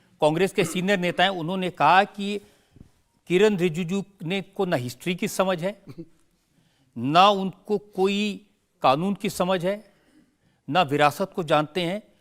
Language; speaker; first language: Hindi; native; Hindi